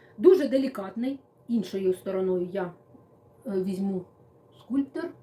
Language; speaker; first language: Ukrainian; native; Ukrainian